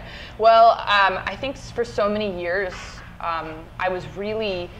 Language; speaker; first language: English; native; English